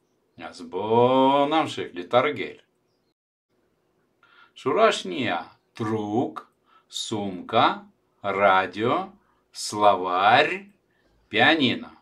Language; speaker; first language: Hebrew; non-native, fluent; Russian